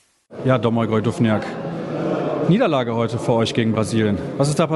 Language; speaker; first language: German; native; German